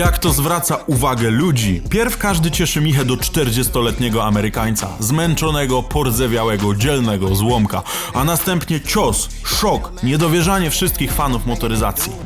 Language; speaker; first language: Polish; native; Polish